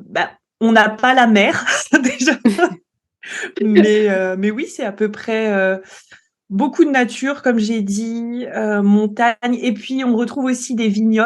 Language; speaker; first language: French; native; French